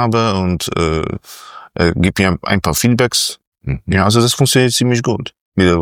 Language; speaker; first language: German; non-native, fluent; Polish